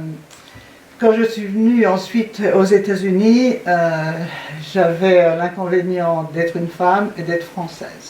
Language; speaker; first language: French; native; French